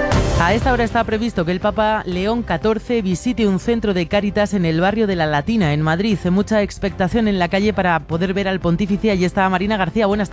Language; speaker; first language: Spanish; native; Spanish